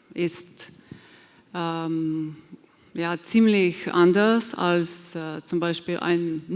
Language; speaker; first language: German; non-native, fluent; Slovenian